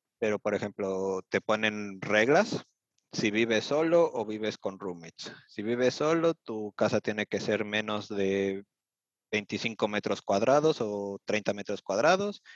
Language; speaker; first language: Spanish; native; Spanish